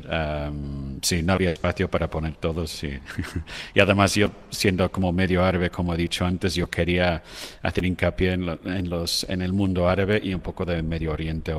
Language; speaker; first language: Spanish; non-native, fluent; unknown